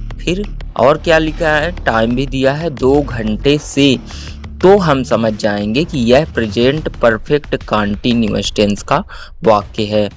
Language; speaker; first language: Hindi; native; Hindi